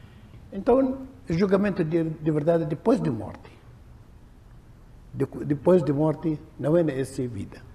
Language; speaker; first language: Portuguese; non-native, fluent; Arabic